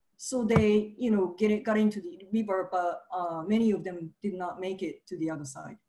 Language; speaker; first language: English; early bilingual, other home language; Japanese